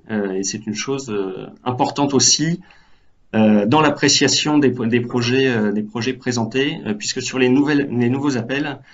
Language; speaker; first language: French; native; French